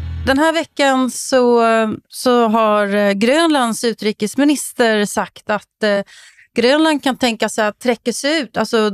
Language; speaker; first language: Swedish; native; Swedish